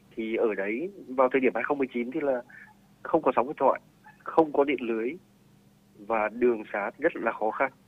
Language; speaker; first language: Vietnamese; non-native, local second language; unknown